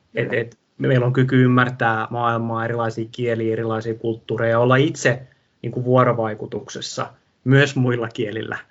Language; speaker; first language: Finnish; non-native, local second language; English